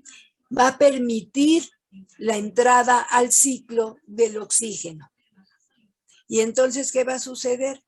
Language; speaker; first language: Spanish; native; Spanish